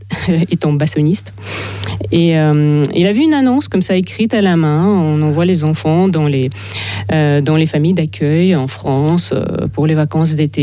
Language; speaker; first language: French; non-native, fluent; Russian